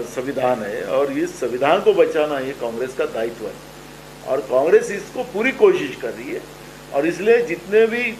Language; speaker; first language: Hindi; non-native, local second language; Marathi